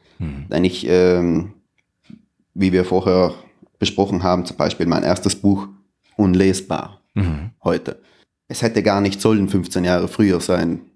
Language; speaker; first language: German; native; German